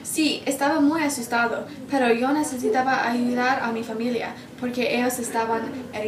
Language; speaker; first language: Spanish; non-native, learner; English